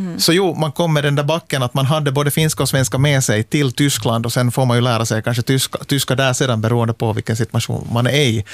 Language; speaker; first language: Swedish; native; Swedish